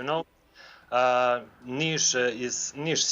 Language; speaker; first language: English; non-native, learner; Serbian